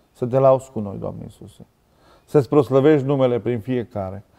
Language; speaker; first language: Romanian; native; Romanian